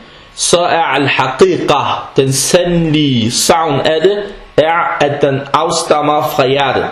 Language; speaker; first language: Danish; non-native, fluent; Arabic